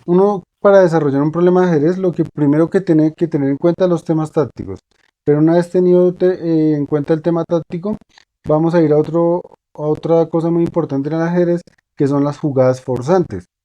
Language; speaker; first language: Spanish; native; Spanish